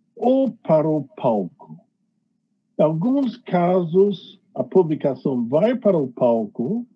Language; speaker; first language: Portuguese; non-native, fluent; English